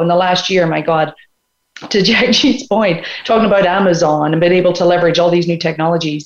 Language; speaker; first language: English; native; English